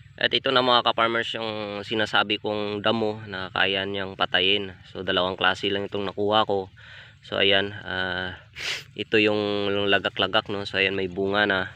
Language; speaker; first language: Filipino; non-native, local second language; Hiligaynon